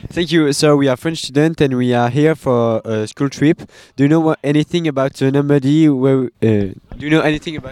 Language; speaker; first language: English; non-native, learner; French